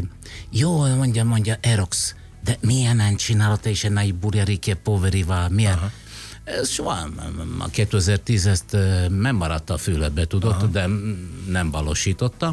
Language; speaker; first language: Hungarian; non-native, fluent; Italian